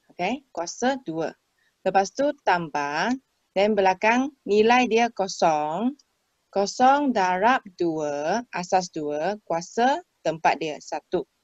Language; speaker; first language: Malay; non-native, local second language; Chinese